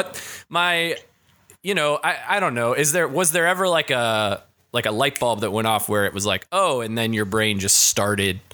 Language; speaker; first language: English; native; English